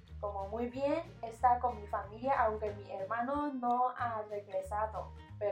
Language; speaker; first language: Spanish; non-native, learner; Chinese